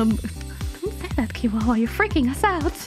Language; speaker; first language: English; non-native, fluent; German